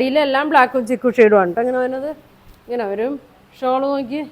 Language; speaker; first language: Malayalam; native; Malayalam